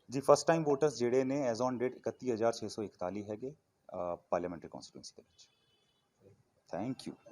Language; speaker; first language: Hindi; non-native, local second language; Punjabi